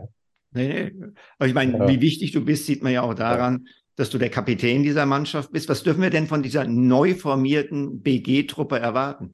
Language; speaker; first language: German; native; German